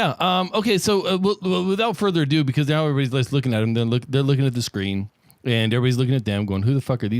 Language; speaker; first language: English; native; English